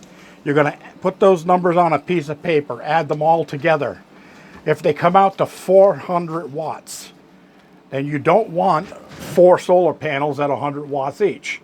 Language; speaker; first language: English; native; English